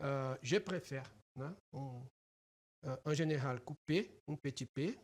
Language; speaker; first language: French; non-native, fluent; Portuguese